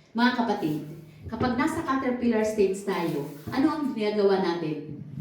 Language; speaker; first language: Filipino; non-native, local second language; Cebuano